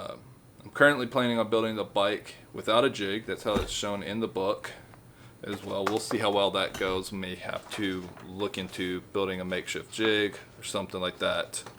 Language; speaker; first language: English; native; English